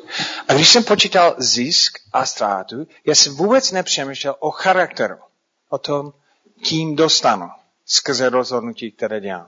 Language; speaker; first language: Czech; non-native, fluent; English